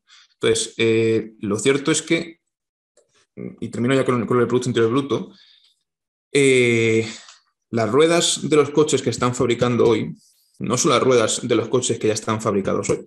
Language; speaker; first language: Spanish; native; Spanish